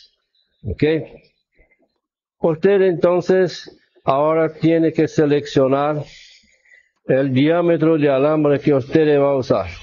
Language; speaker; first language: Spanish; non-native, fluent; Portuguese